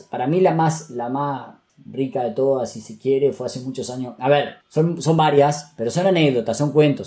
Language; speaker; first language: Spanish; native; Spanish